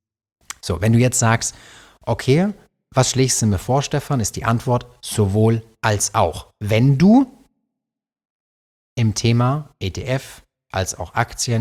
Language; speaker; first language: German; native; German